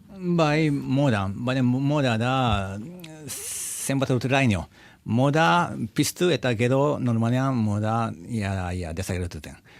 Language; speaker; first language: Basque; non-native, fluent; Japanese